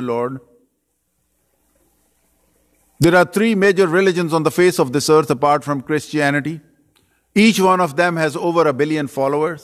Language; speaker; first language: English; non-native, local second language; Urdu